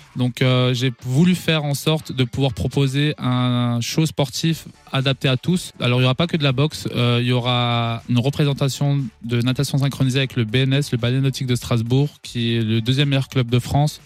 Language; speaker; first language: French; native; French